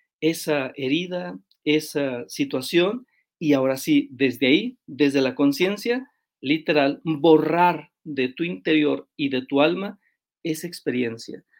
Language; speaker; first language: Spanish; native; Spanish